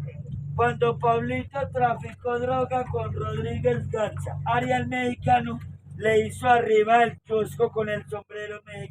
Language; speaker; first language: Spanish; native; Spanish